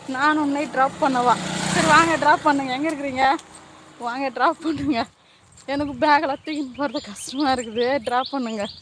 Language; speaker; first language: Tamil; native; Tamil